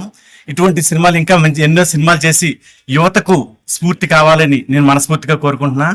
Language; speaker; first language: Telugu; native; Telugu